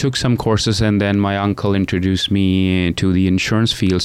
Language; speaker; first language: English; non-native, local second language; Punjabi